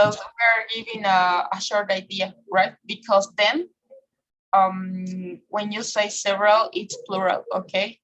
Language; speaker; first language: English; non-native, fluent; Spanish